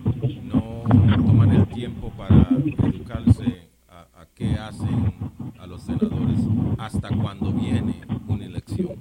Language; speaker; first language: Spanish; non-native, local second language; English